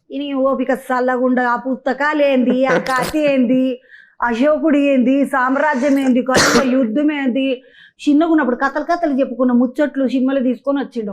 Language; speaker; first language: Telugu; native; Telugu